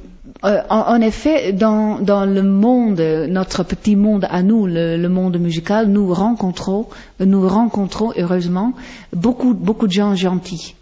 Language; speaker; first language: French; non-native, fluent; Western Frisian